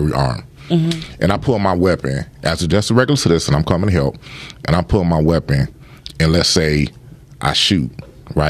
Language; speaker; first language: English; native; English